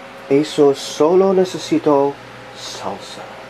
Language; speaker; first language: Spanish; non-native, learner; English